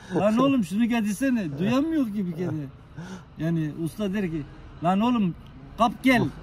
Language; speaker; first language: Turkish; non-native, local second language; Kurdish